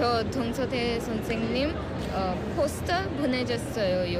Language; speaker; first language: Korean; non-native, learner; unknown